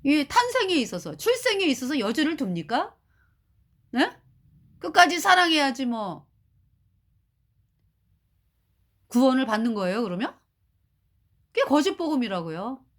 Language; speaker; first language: Korean; native; Korean